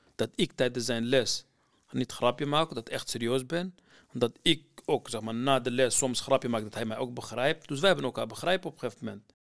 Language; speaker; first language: Dutch; non-native, fluent; Arabic